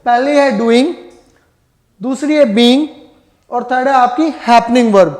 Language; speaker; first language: Hindi; native; Hindi